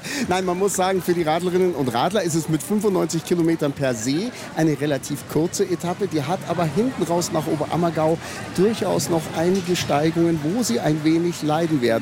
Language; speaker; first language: German; native; German